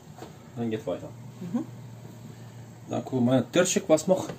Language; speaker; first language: German; non-native, learner; Turkish